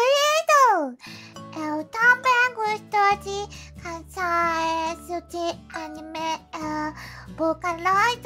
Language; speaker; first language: Portuguese; non-native, learner; Japanese